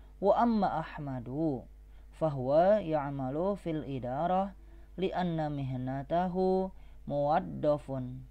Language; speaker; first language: Arabic; non-native, fluent; Indonesian